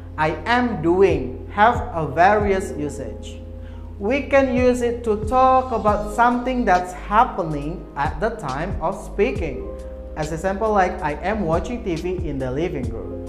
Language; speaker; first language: English; non-native, fluent; Indonesian